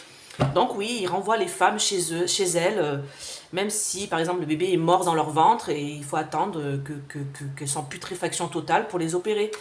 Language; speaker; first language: French; native; French